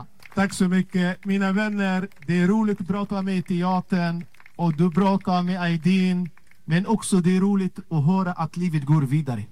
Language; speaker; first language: Swedish; non-native, fluent; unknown